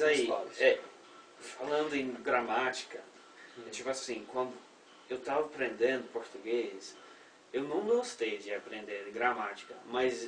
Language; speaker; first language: Portuguese; non-native, fluent; English